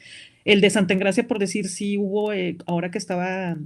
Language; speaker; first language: Spanish; native; Spanish